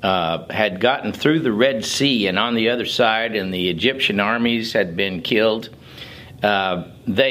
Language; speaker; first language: English; native; English